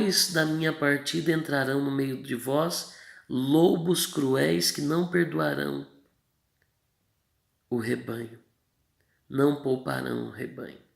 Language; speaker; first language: Portuguese; native; Portuguese